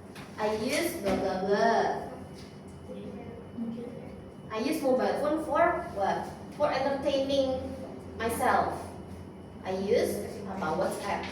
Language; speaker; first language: English; non-native, fluent; Indonesian